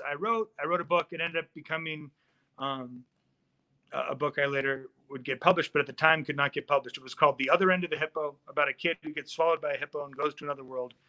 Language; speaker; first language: English; native; English